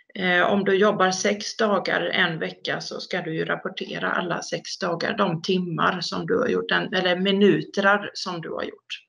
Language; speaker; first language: Swedish; native; Swedish